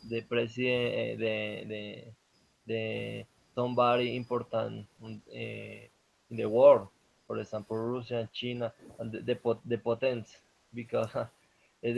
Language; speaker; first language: English; non-native, learner; Spanish